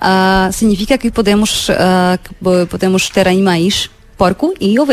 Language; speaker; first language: Portuguese; non-native, fluent; Polish